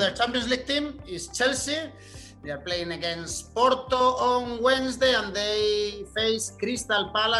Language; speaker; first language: English; non-native, fluent; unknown